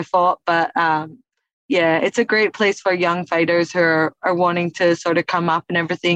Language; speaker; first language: English; native; English